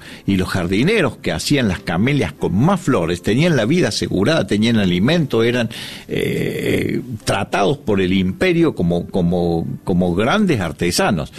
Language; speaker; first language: Spanish; native; Spanish